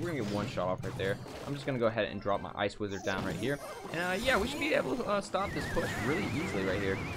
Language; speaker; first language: English; native; English